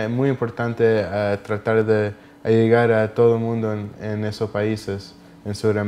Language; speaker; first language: Spanish; early bilingual, heritage; Spanish